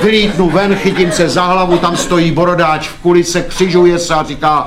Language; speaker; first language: Czech; native; Czech